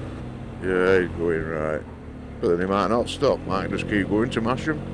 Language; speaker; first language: English; native; English